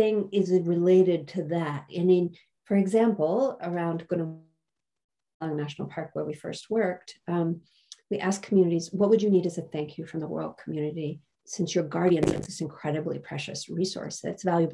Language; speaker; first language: English; native; English